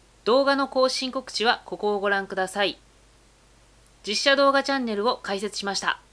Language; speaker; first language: Japanese; native; Japanese